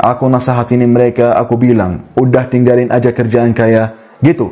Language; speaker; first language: Indonesian; non-native, fluent; Arabic